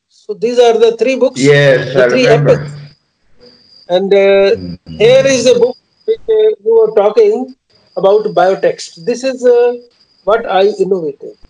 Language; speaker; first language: English; non-native, local second language; Punjabi